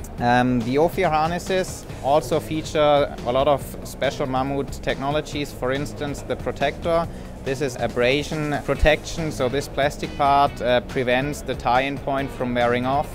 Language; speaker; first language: English; non-native, fluent; German